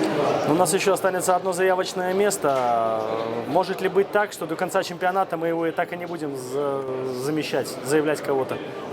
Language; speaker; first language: Russian; native; Russian